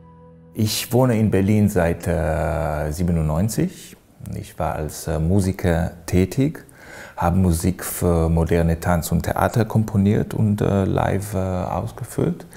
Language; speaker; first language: German; non-native, fluent; Hebrew